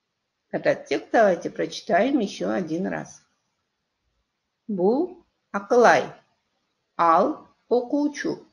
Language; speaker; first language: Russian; non-native, local second language; Kyrgyz